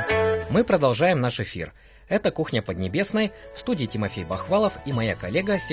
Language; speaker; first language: Russian; native; Russian